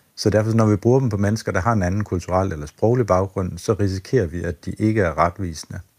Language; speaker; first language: Danish; native; Danish